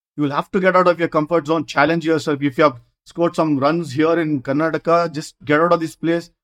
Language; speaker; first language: English; non-native, local second language; Kannada